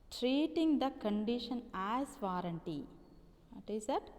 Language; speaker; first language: English; non-native, local second language; Telugu